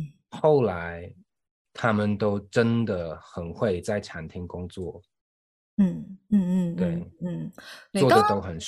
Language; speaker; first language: Chinese; non-native, fluent; English